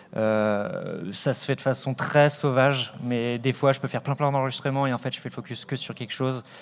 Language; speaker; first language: French; native; French